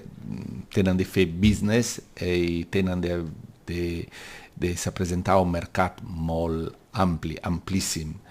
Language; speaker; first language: Catalan; non-native, local second language; Italian